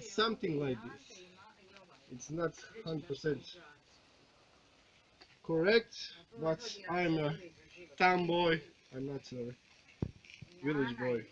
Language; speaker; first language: English; non-native, learner; Croatian